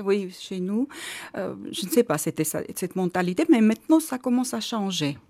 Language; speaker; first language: French; non-native, learner; Armenian